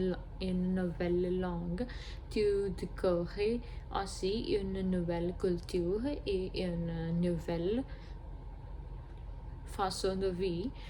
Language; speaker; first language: French; non-native, learner; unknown